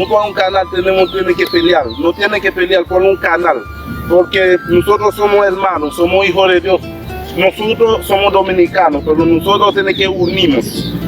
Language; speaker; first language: Spanish; non-native, learner; Haitian Creole